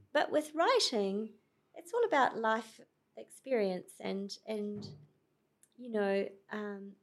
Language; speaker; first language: English; native; English